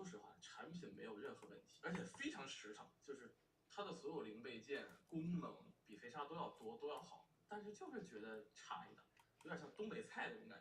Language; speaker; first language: Chinese; native; Chinese